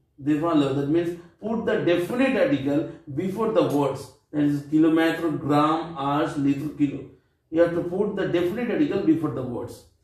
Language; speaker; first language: English; non-native, local second language; Bangla